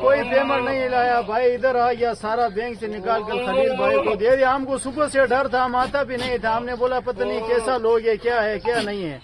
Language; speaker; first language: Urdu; non-native, local second language; Pashto